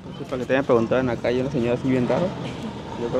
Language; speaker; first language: Spanish; native; Spanish